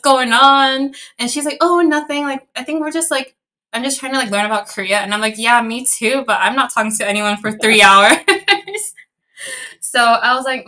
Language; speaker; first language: English; early bilingual, other home language; Cantonese